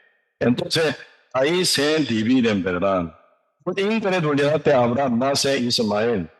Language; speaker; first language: Spanish; non-native, learner; Korean